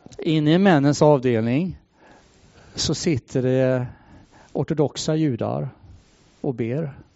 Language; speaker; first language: Swedish; native; Swedish